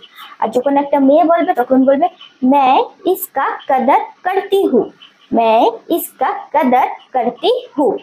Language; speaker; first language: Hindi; non-native, fluent; Bangla